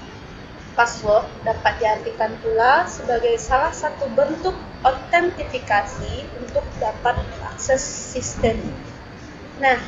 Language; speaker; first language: Indonesian; native; Indonesian